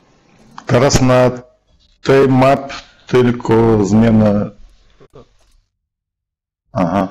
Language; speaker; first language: Polish; non-native, learner; Russian